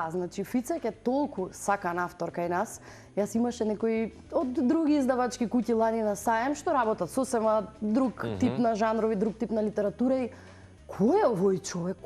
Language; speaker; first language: Macedonian; native; Macedonian